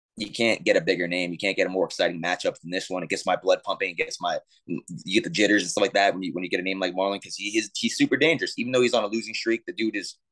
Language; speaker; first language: English; native; English